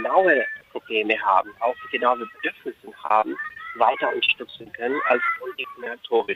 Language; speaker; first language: German; non-native, fluent; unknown